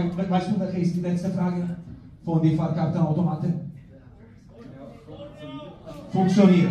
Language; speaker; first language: German; non-native, fluent; Spanish